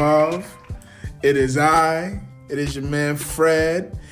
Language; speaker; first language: English; native; English